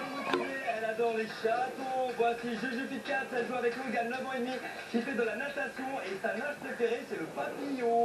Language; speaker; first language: French; native; French